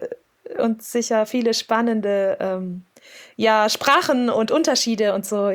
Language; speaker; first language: German; native; German